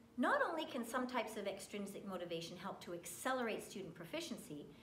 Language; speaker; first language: English; native; English